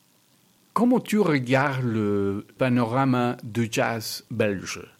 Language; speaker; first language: Spanish; native; Spanish